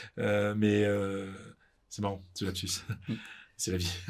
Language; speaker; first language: French; native; French